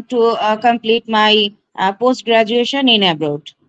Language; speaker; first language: English; non-native, learner; Bangla